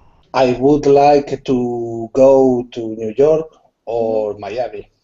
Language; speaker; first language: English; non-native, learner; Spanish